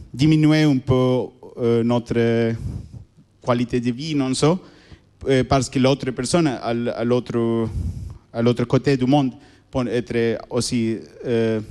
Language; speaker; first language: French; non-native, learner; Spanish